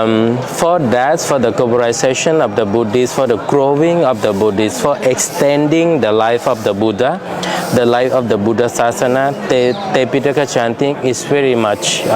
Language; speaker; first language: English; non-native, fluent; Lao